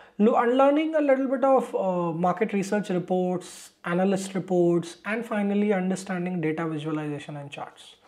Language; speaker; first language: English; non-native, local second language; Hindi